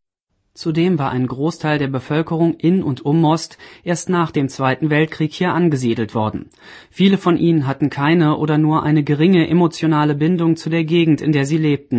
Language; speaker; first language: German; native; German